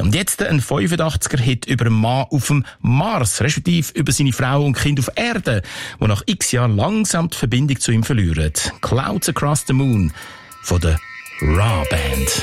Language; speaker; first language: German; native; German